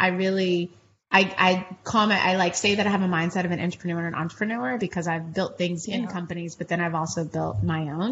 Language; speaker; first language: English; native; English